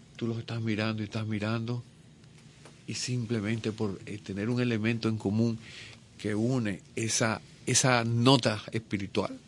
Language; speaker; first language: Spanish; native; Spanish